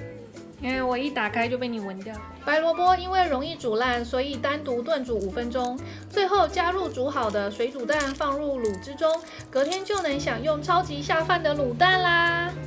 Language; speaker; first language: Chinese; native; Chinese